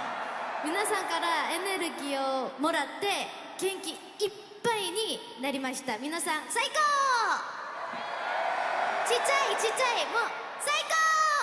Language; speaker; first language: Japanese; non-native, fluent; Korean